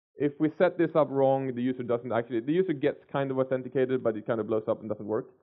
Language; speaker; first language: English; non-native, fluent; Swedish